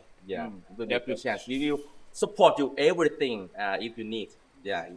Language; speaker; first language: English; non-native, fluent; Lao